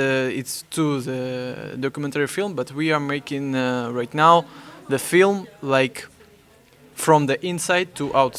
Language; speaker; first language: English; non-native, fluent; Russian